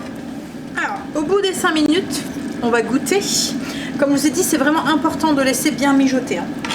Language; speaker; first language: French; native; French